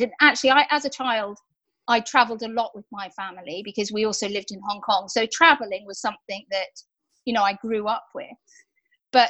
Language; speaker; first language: English; native; English